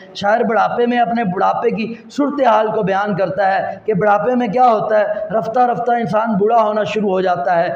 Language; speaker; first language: Urdu; non-native, local second language; Punjabi